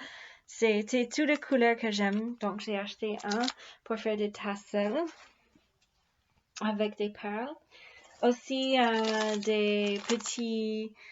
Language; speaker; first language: French; non-native, fluent; English